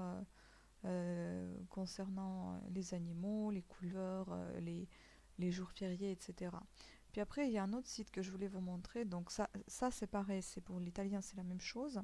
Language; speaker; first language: French; native; French